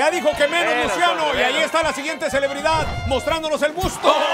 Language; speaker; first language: Spanish; native; Spanish